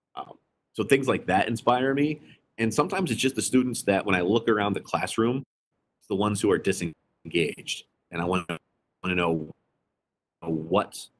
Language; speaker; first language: English; native; English